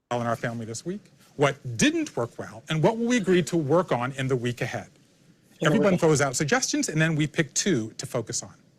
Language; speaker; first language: English; non-native, learner; Spanish